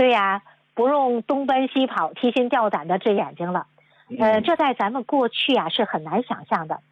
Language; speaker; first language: Chinese; native; Chinese